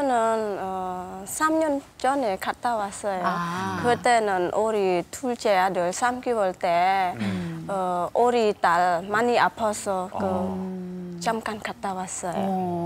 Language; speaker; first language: Korean; non-native, learner; Khmer